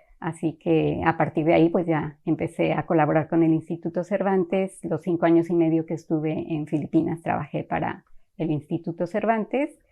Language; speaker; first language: Spanish; native; Spanish